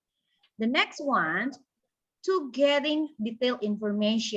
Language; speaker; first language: English; non-native, learner; Indonesian